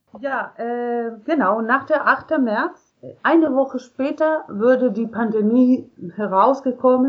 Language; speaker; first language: German; non-native, learner; Spanish